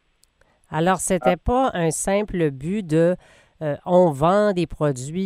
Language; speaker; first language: French; native; French